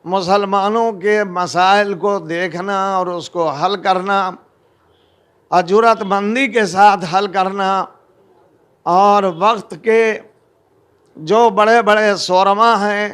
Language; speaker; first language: Urdu; native; Urdu